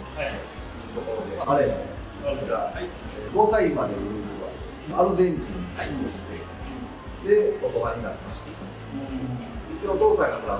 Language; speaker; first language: Japanese; native; Japanese